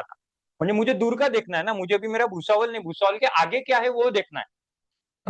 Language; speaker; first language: Hindi; non-native, local second language; Marathi